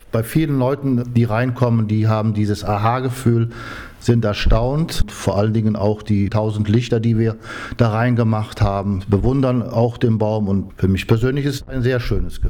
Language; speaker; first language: German; native; German